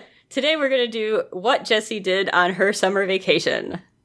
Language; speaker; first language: English; native; English